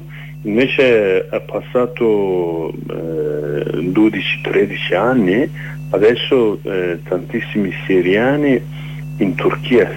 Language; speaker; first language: Italian; non-native, learner; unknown